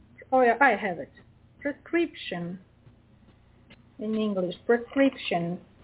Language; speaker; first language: English; non-native, learner; Polish